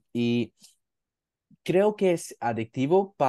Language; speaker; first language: Spanish; non-native, learner; English